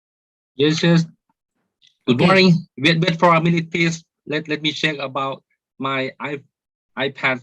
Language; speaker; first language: English; non-native, learner; Thai